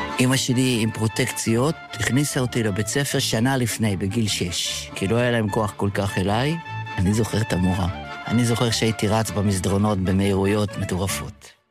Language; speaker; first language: Hebrew; early bilingual, other home language; Yiddish